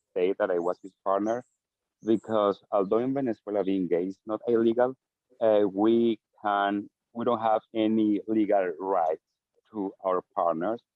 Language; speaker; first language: English; non-native, fluent; Spanish